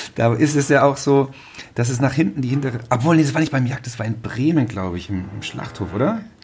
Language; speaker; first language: German; native; German